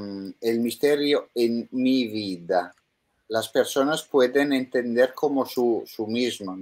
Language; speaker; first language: Spanish; non-native, fluent; Italian